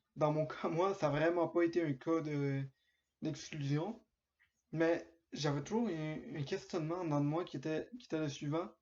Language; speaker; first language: French; early bilingual, other home language; Spanish